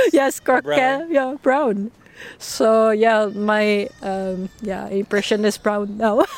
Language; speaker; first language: English; non-native, learner; Japanese